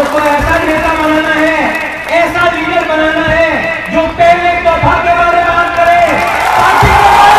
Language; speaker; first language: Hindi; non-native, local second language; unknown